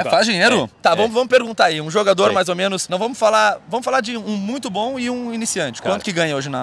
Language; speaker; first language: Portuguese; native; Portuguese